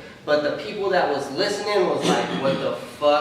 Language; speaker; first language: English; native; English